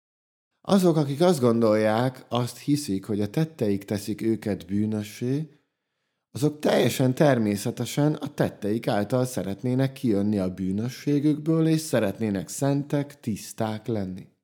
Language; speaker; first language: Hungarian; native; Hungarian